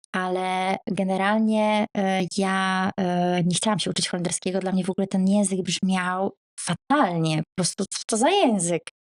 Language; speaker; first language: Polish; native; Polish